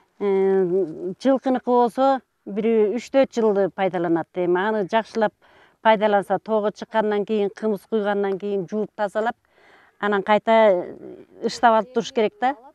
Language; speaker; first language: Kyrgyz; native; Kyrgyz